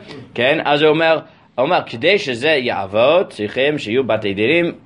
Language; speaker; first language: Hebrew; non-native, fluent; English